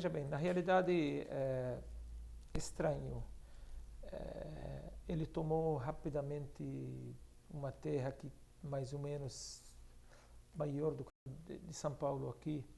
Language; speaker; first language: Portuguese; non-native, fluent; Arabic